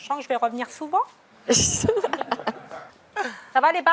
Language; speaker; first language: French; native; French